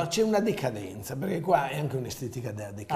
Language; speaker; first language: Italian; native; Italian